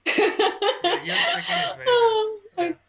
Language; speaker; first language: English; non-native, learner; Bangla